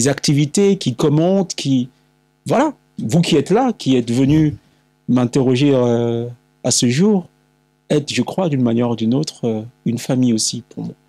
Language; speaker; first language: French; non-native, local second language; Lingala